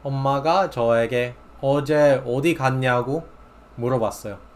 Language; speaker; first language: Korean; non-native, fluent; English